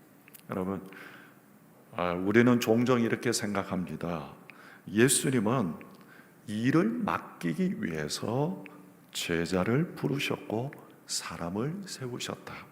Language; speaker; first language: Korean; native; Korean